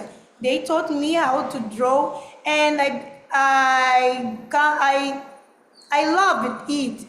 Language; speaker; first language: English; non-native, learner; Portuguese